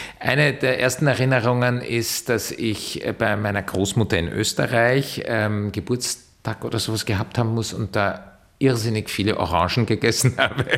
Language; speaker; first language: German; early bilingual, other home language; Turkish